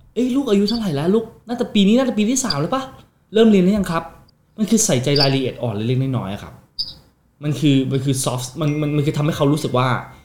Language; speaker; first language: Thai; non-native, fluent; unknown